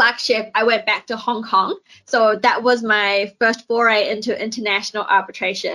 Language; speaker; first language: English; native; English